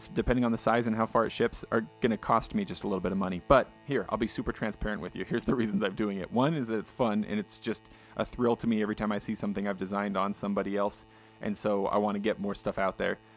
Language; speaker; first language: English; native; English